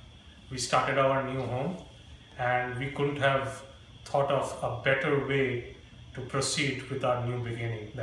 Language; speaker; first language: Hindi; native; Hindi